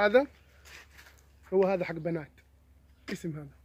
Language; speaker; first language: Arabic; non-native, learner; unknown